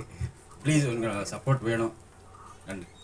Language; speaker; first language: Tamil; non-native, learner; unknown